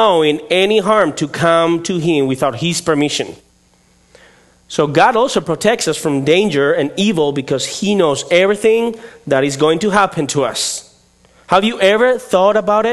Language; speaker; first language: English; non-native, fluent; Spanish